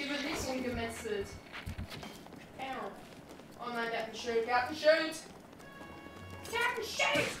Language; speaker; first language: German; native; German